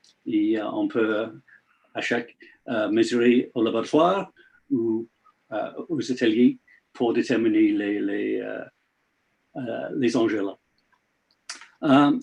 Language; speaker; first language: French; non-native, learner; English